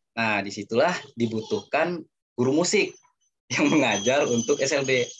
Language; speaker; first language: Indonesian; non-native, local second language; Minangkabau